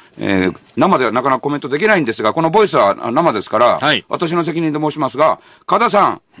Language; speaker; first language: Japanese; native; Japanese